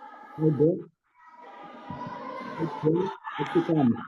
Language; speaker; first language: English; non-native, learner; Bangla